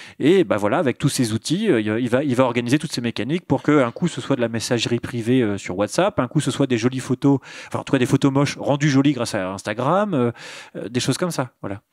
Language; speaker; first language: French; native; French